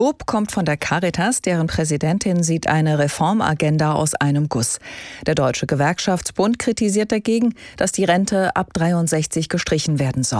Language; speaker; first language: German; native; German